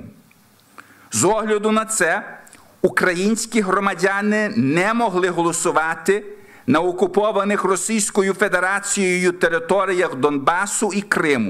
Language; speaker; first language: Ukrainian; early bilingual, heritage; Ukrainian